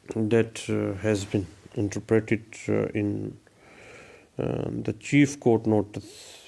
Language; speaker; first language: English; non-native, local second language; Urdu